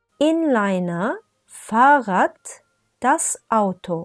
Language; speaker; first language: German; non-native, fluent; Turkish